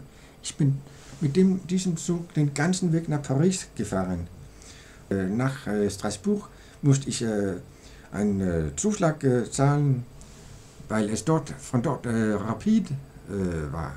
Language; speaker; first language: German; non-native, learner; Danish